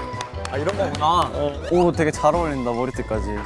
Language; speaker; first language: Korean; native; Korean